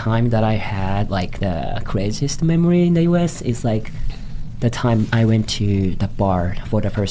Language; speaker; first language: English; non-native, fluent; Japanese